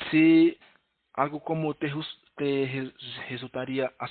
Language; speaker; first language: Spanish; non-native, learner; Portuguese